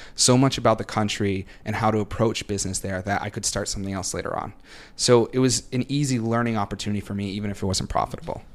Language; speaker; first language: English; native; English